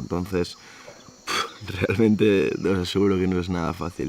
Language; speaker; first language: Spanish; native; Spanish